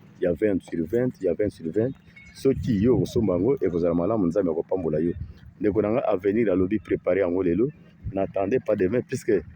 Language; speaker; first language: Lingala; native; Lingala